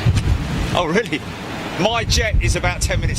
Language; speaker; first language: English; native; English